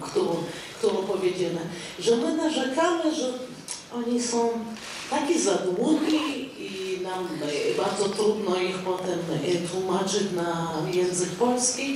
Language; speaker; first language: Polish; non-native, fluent; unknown